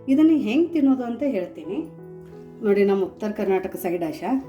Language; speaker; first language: Kannada; non-native, local second language; Marathi